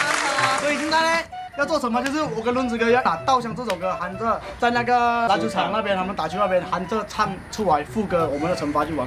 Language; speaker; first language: Chinese; native; Chinese